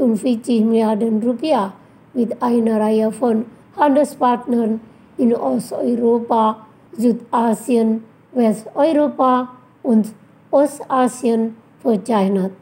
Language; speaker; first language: German; non-native, fluent; Indonesian